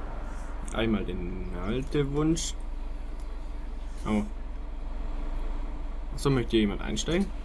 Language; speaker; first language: German; native; German